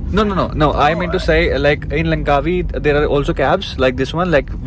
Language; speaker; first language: English; non-native, local second language; Hindi